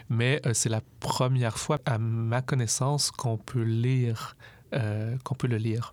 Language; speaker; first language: French; native; French